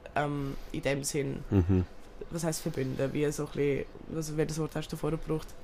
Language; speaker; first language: German; early bilingual, other home language; Turkish